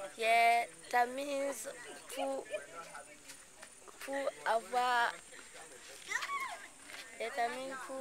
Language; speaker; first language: French; non-native, learner; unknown